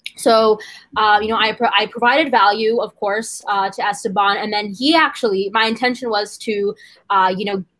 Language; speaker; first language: English; native; English